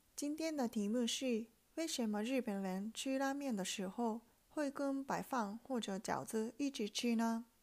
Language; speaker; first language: Chinese; non-native, fluent; Japanese